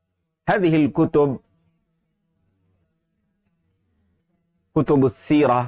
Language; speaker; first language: Arabic; non-native, fluent; Urdu